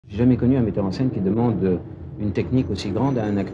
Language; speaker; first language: French; native; French